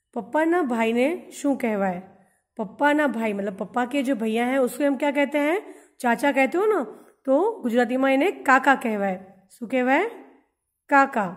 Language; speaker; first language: Hindi; non-native, local second language; Gujarati